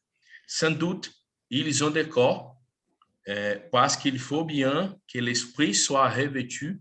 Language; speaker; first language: French; non-native, learner; Portuguese